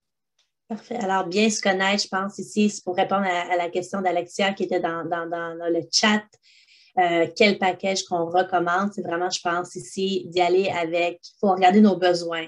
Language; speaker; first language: French; native; French